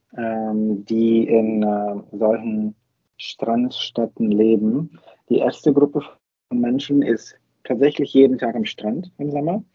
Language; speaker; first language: German; non-native, fluent; Bulgarian